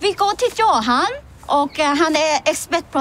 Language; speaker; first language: Swedish; non-native, learner; Thai